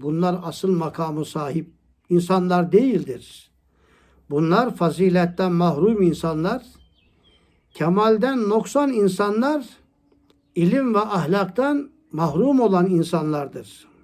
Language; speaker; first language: Turkish; native; Turkish